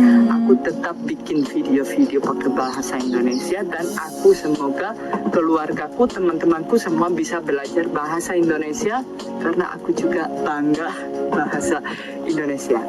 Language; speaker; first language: Indonesian; non-native, fluent; Spanish